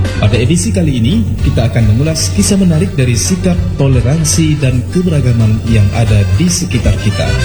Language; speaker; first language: Indonesian; native; Indonesian